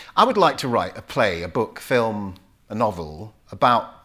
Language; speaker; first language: English; native; English